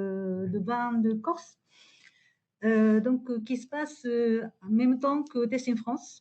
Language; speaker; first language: French; non-native, fluent; Japanese